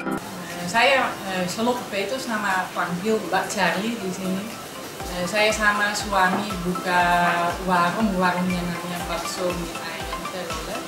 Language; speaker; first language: Indonesian; non-native, fluent; Dutch